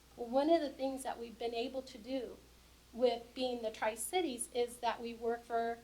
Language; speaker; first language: English; native; English